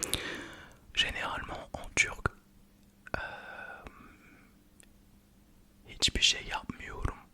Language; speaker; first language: Turkish; early bilingual, heritage; Turkish